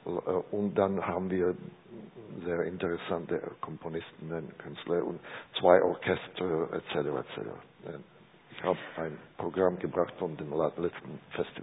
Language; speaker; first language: German; non-native, learner; Czech